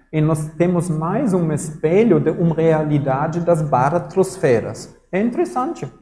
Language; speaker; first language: Portuguese; non-native, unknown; German